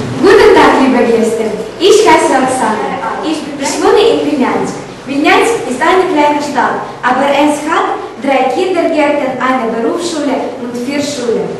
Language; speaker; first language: German; non-native, learner; Ukrainian